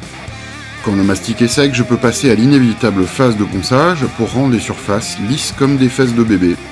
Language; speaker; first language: French; native; French